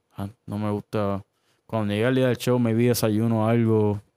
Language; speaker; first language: Spanish; native; Spanish